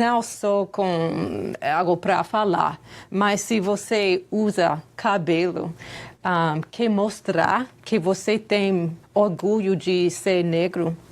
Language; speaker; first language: Portuguese; non-native, fluent; English